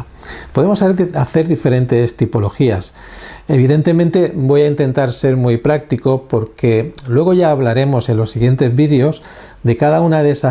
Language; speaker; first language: Spanish; native; Spanish